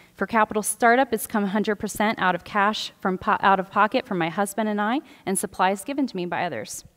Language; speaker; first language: English; native; English